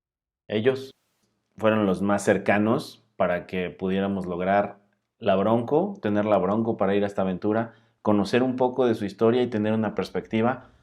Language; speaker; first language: Spanish; native; Spanish